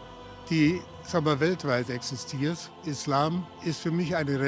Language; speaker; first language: German; native; German